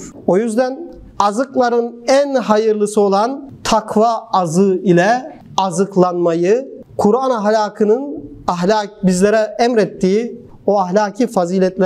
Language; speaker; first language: Turkish; native; Turkish